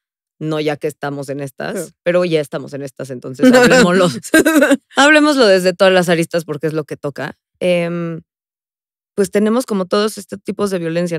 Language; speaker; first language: Spanish; native; Spanish